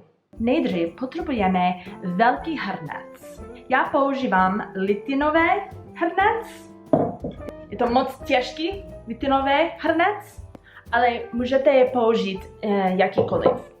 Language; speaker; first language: Czech; non-native, learner; English